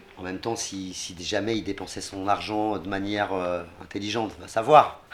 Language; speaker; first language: French; native; French